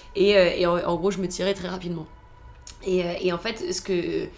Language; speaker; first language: French; native; French